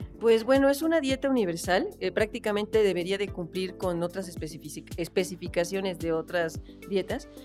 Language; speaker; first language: Spanish; native; Spanish